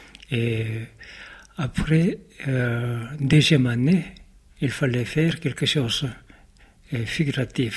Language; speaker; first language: French; non-native, fluent; Korean